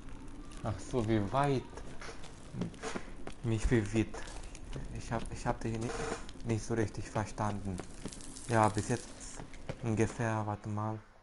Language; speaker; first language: German; non-native, fluent; Romanian